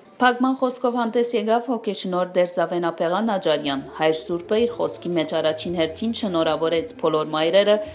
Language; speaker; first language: Armenian; early bilingual, heritage; Armenian